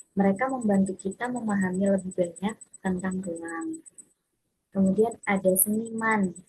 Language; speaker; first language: Indonesian; native; Indonesian